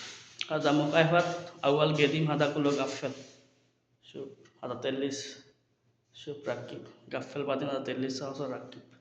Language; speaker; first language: Arabic; non-native, learner; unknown